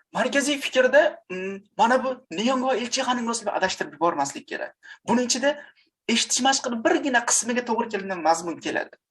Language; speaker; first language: Uzbek; native; Uzbek